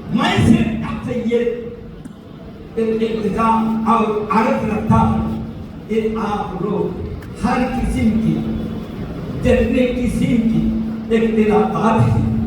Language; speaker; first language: Urdu; non-native, fluent; Bangla